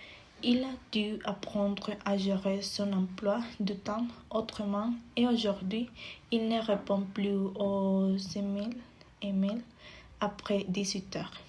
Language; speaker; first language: French; non-native, fluent; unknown